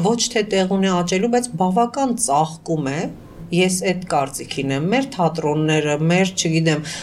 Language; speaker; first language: Armenian; early bilingual, heritage; Armenian